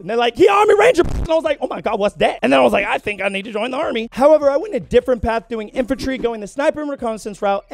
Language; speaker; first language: English; native; English